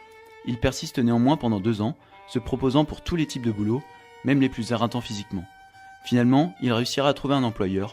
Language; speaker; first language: French; native; French